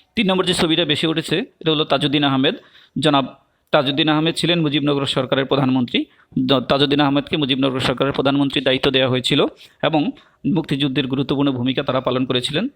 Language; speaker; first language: Bangla; native; Bangla